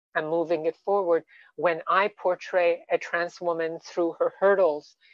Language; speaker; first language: English; non-native, fluent; Persian